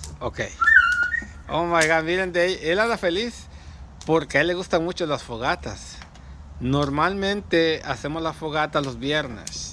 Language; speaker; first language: Spanish; native; Spanish